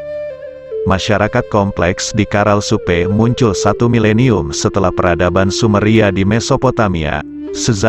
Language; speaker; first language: Indonesian; native; Indonesian